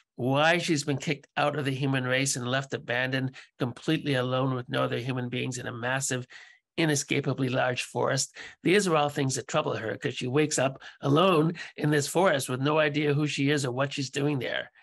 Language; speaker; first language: English; native; English